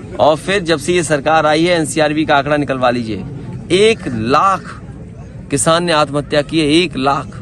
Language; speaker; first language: Hindi; native; Hindi